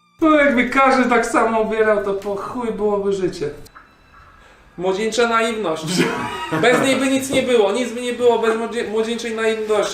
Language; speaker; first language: Polish; native; Polish